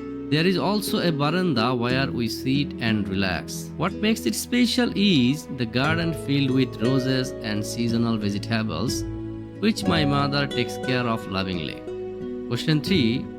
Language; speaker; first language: English; non-native, local second language; Bangla